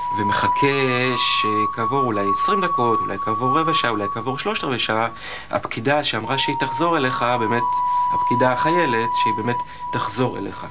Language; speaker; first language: Hebrew; early bilingual, other home language; Russian